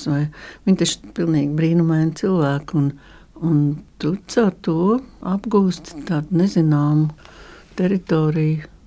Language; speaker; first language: Latvian; native; Latvian